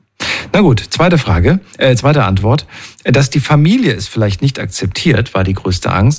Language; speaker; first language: German; native; German